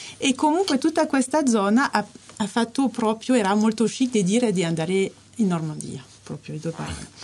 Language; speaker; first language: Italian; non-native, fluent; French